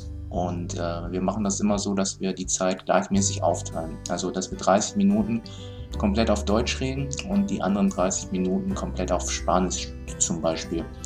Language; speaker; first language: German; native; German